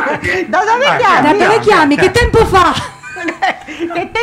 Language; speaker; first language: Italian; native; Italian